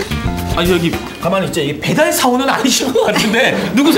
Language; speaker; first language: Korean; native; Korean